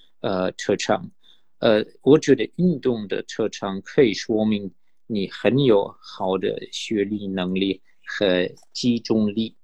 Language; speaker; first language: Chinese; non-native, fluent; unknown